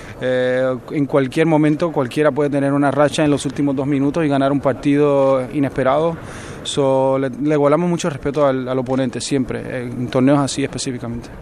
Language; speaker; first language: Spanish; native; Spanish